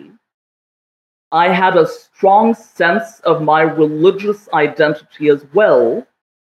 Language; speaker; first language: English; non-native, local second language; Kashmiri